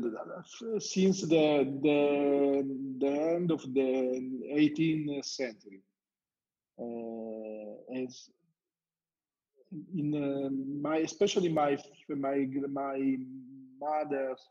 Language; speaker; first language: English; non-native, learner; Italian